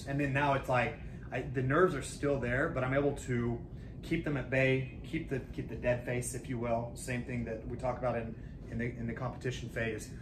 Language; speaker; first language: English; native; English